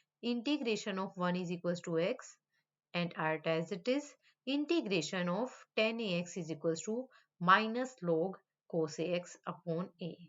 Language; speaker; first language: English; non-native, local second language; Hindi